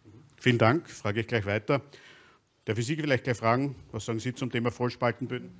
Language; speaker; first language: German; native; German